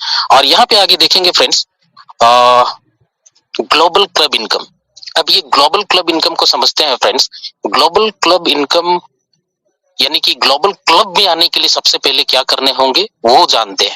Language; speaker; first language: Hindi; native; Hindi